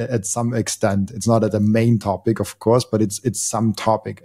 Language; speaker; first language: English; non-native, fluent; German